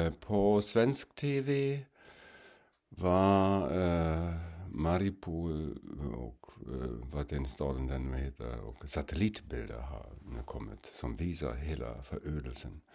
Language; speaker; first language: Swedish; non-native, fluent; German